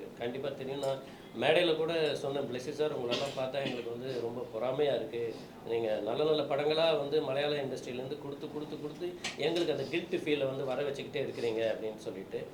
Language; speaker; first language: Tamil; native; Tamil